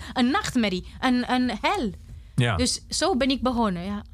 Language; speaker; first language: Dutch; non-native, fluent; Romanian